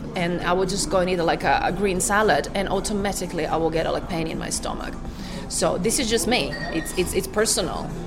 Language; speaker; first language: English; non-native, fluent; Croatian